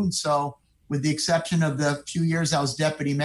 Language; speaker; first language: English; native; English